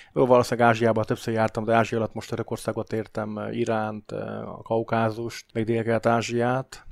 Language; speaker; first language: Hungarian; native; Hungarian